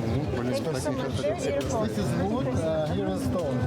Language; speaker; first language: English; non-native, learner; Russian